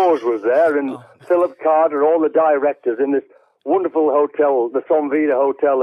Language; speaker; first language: English; native; English